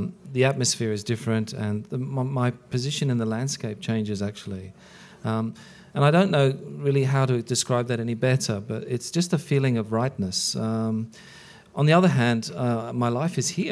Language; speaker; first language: English; early bilingual, other home language; Icelandic